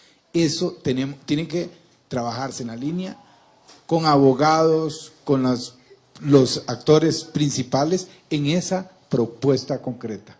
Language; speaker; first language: Spanish; native; Spanish